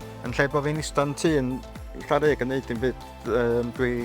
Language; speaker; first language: Welsh; native; Welsh